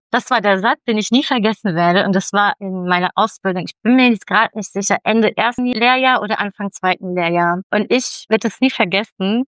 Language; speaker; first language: German; early bilingual, other home language; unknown